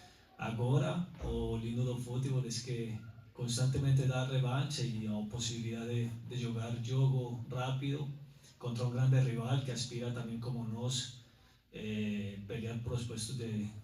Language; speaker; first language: Portuguese; non-native, learner; Spanish